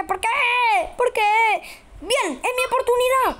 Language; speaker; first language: Spanish; native; Spanish